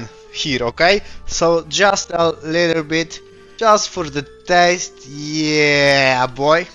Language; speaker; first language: English; non-native, learner; Polish